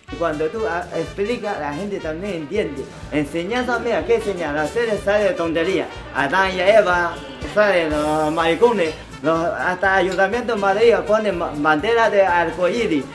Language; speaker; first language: Spanish; non-native, learner; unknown